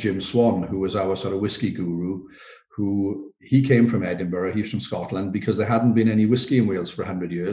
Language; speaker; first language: English; native; English